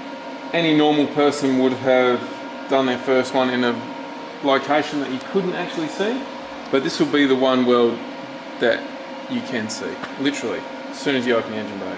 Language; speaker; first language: English; native; English